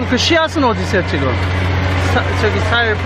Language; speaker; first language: Korean; non-native, fluent; English